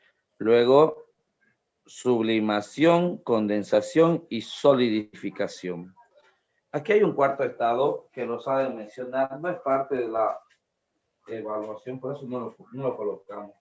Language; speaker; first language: Spanish; native; Spanish